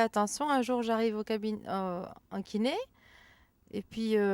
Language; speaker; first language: French; native; French